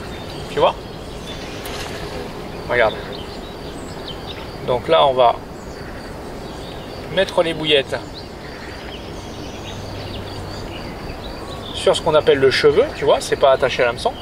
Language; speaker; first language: French; native; French